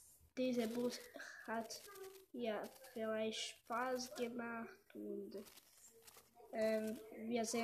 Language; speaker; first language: German; non-native, learner; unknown